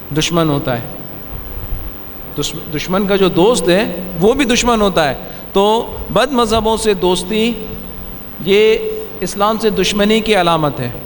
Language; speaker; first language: Urdu; native; Urdu